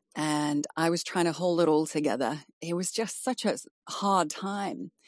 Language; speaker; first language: English; native; English